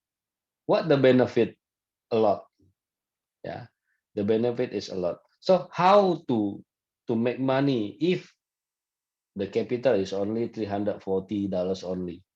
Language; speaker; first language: English; non-native, fluent; Indonesian